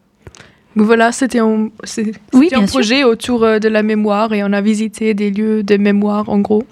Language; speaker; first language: French; native; French